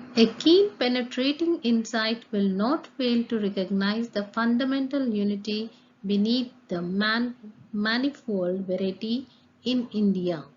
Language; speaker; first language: English; non-native, local second language; Telugu